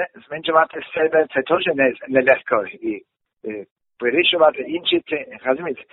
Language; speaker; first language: Ukrainian; non-native, learner; German